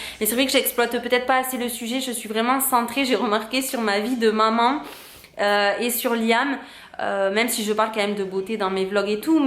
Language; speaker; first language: French; native; French